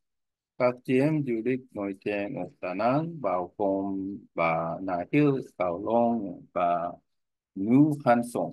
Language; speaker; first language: Vietnamese; non-native, learner; Korean